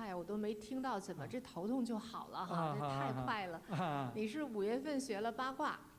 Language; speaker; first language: Chinese; native; Chinese